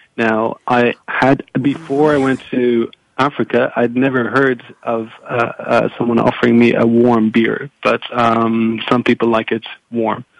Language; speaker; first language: English; non-native, fluent; French